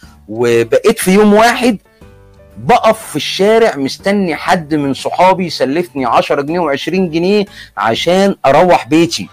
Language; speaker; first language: Arabic; native; Arabic